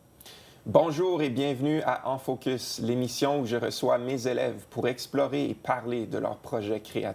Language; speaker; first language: French; native; French